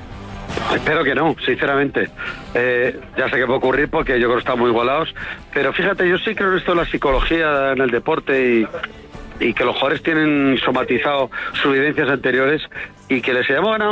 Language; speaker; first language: Spanish; native; Spanish